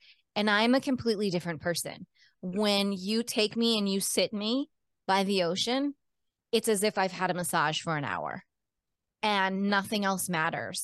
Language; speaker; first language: English; native; English